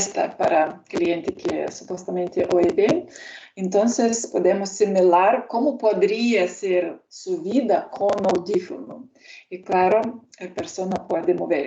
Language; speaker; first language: Spanish; non-native, learner; Lithuanian